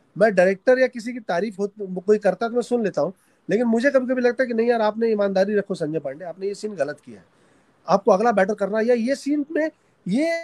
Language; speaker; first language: Hindi; native; Hindi